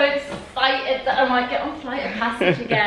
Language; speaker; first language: English; native; English